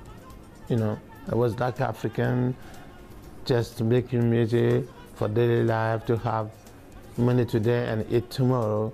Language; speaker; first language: English; non-native, learner; Bambara